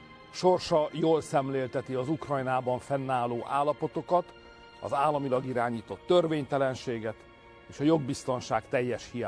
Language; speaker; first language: Hungarian; native; Hungarian